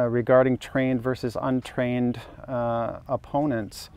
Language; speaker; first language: English; native; English